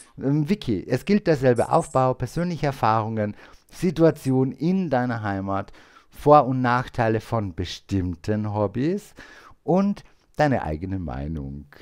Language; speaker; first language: German; native; German